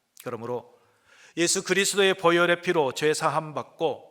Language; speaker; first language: Korean; native; Korean